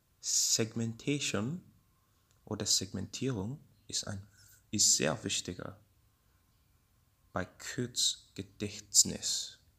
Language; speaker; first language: German; non-native, learner; English